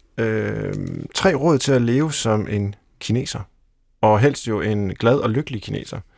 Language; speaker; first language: Danish; native; Danish